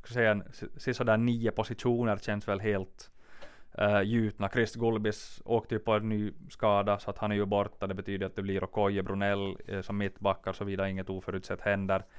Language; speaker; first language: Swedish; native; Swedish